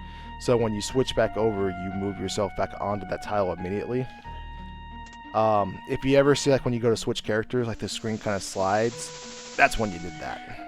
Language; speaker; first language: English; native; English